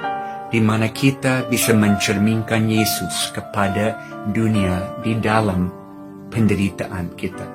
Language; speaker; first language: Indonesian; non-native, fluent; English